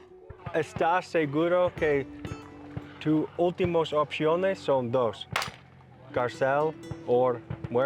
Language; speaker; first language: Spanish; non-native, learner; English